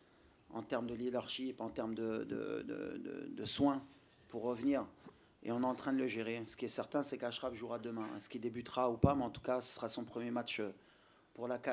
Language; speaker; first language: French; native; French